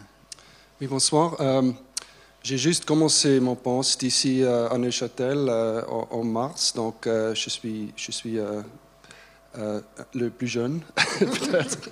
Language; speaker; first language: French; non-native, fluent; German